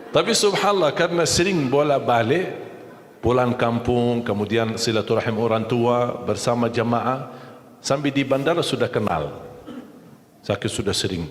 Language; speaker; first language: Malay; non-native, fluent; Arabic